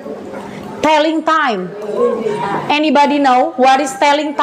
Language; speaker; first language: English; non-native, learner; Indonesian